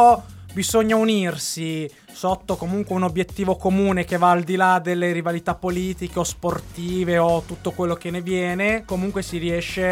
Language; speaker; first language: Italian; native; Italian